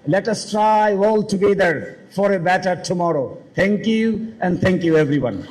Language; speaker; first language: English; non-native, local second language; Bangla